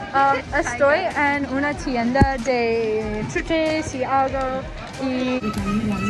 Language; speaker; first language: Spanish; non-native, learner; English